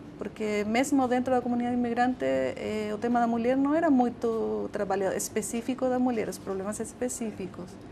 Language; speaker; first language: Portuguese; non-native, fluent; Spanish